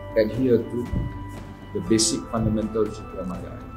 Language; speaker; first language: English; non-native, local second language; Malay